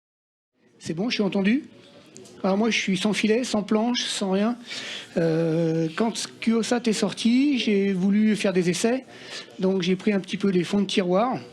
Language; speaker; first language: French; native; French